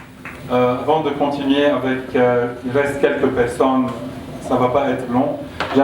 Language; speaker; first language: French; non-native, local second language; Arabic